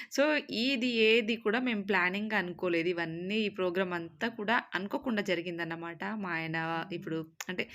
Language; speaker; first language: Telugu; native; Telugu